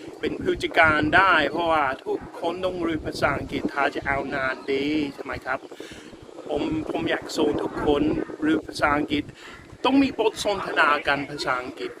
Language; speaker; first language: Thai; non-native, learner; English